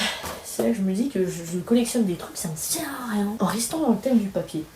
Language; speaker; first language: French; native; French